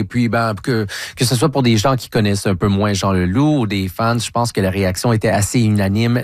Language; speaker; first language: French; native; French